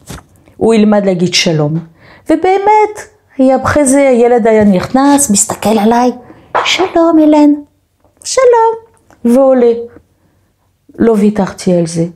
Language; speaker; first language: Hebrew; non-native, fluent; French